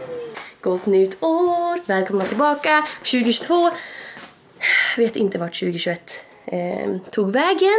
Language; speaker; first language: Swedish; native; Swedish